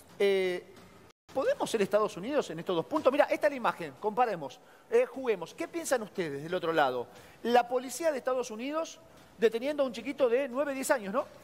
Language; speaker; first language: Spanish; native; Spanish